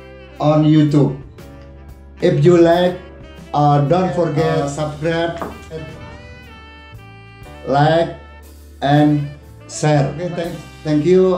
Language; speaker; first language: English; non-native, learner; Indonesian